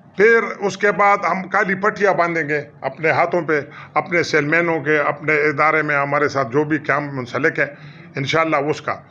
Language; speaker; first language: Urdu; non-native, local second language; Pashto